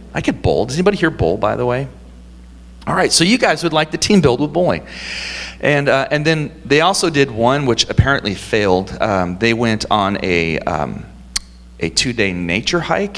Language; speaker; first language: English; native; English